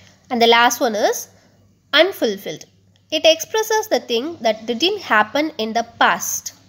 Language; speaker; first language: English; non-native, local second language; Tamil